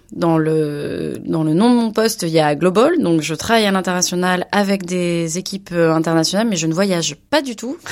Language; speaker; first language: French; native; French